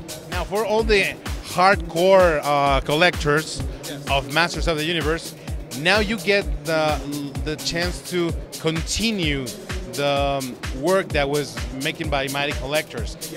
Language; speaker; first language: English; non-native, fluent; Spanish